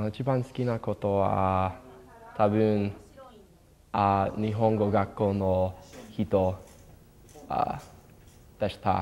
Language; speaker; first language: Japanese; non-native, learner; English